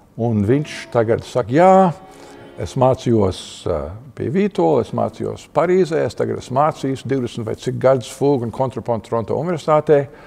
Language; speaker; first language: Latvian; early bilingual, heritage; Latvian